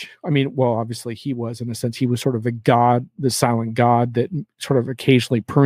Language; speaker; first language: English; native; English